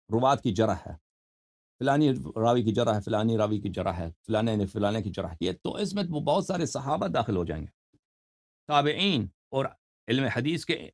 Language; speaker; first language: Urdu; native; Urdu